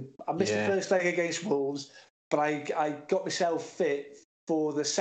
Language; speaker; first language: English; native; English